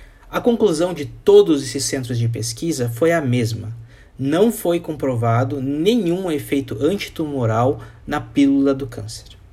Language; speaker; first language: Portuguese; native; Portuguese